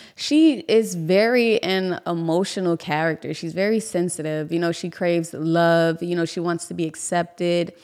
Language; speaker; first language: English; native; English